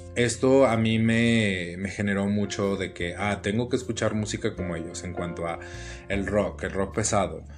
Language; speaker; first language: Spanish; early bilingual, heritage; Spanish